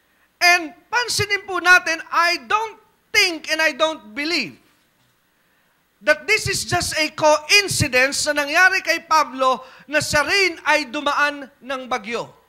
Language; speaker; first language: Filipino; native; Filipino